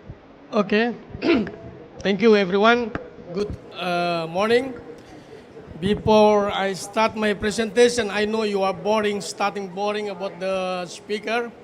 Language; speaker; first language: English; non-native, fluent; Indonesian